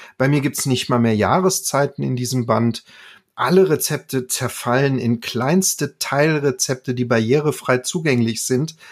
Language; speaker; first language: German; native; German